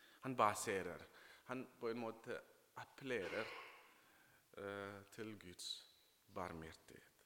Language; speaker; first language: Norwegian; non-native, fluent; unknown